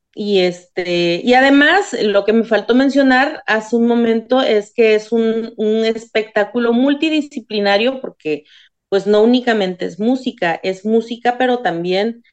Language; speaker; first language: Spanish; non-native, local second language; Zapotec